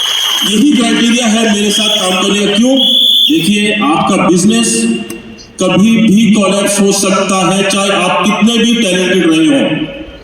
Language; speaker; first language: Hindi; native; Hindi